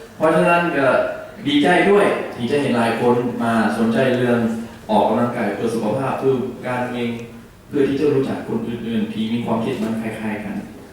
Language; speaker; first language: Thai; non-native, learner; English